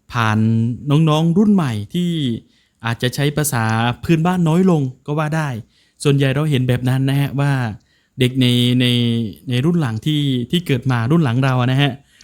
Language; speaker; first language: Thai; non-native, local second language; Northern Khmer